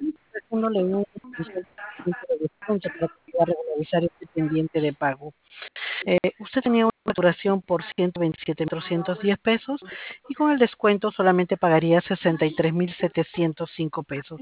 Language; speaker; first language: Spanish; native; Spanish